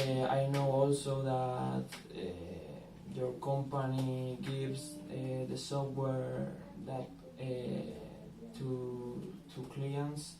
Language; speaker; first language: English; non-native, learner; Spanish